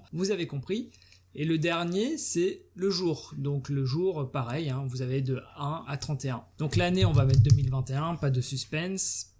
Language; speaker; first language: French; native; French